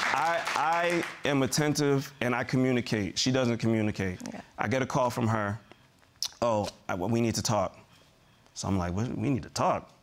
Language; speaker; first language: English; native; English